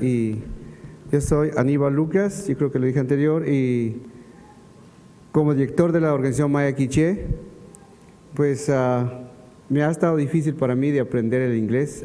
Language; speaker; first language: Spanish; non-native, local second language; Kʼicheʼ